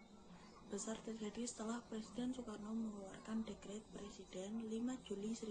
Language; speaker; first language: Indonesian; native; Indonesian